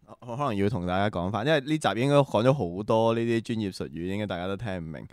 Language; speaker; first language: Cantonese; native; Cantonese